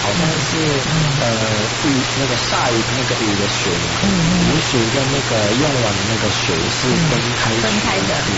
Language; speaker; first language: Chinese; non-native, fluent; Japanese